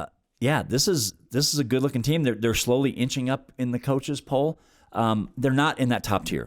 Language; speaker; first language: English; native; English